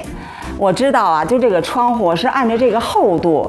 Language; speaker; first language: Chinese; native; Chinese